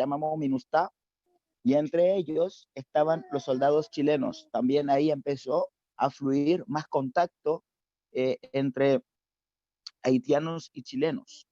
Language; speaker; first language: Spanish; non-native, fluent; Haitian Creole